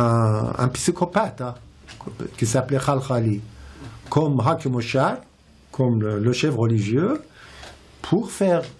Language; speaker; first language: French; non-native, fluent; Persian